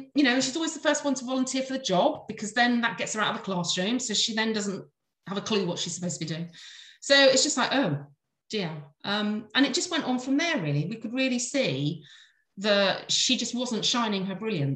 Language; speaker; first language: English; native; English